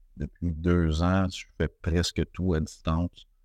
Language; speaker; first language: French; native; French